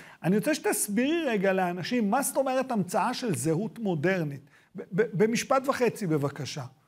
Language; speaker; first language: Hebrew; native; Hebrew